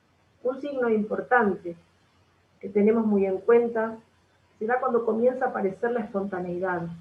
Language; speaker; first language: Spanish; native; Spanish